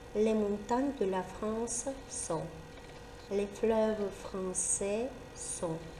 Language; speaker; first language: French; non-native, fluent; Ukrainian